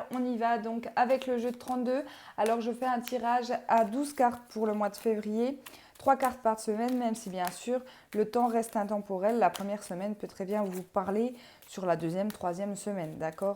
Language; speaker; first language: French; native; French